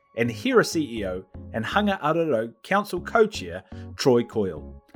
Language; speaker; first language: English; native; English